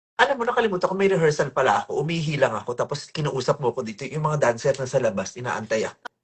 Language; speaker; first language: Filipino; native; Filipino